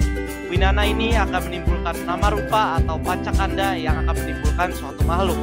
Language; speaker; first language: Indonesian; native; Indonesian